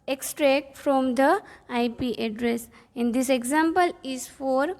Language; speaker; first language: English; non-native, local second language; Gujarati